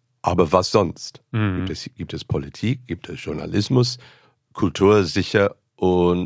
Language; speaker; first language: German; non-native, fluent; English